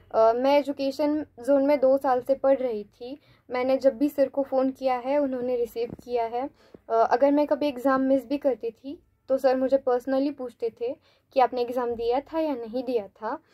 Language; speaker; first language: Hindi; non-native, local second language; Marathi